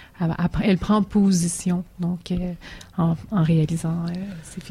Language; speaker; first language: French; native; French